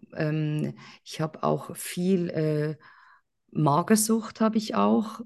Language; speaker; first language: German; native; German